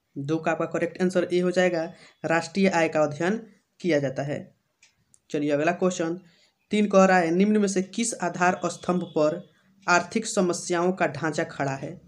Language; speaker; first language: Hindi; native; Hindi